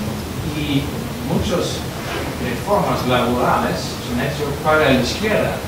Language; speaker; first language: Spanish; non-native, learner; Dutch